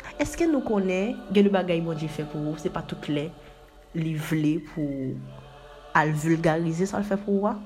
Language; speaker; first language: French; non-native, local second language; Haitian Creole